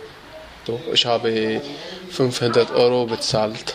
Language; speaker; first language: German; non-native, learner; Arabic